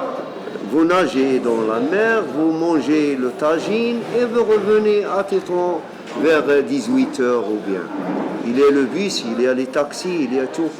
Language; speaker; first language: French; non-native, local second language; Arabic